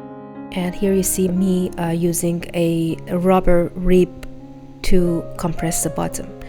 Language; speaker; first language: English; non-native, fluent; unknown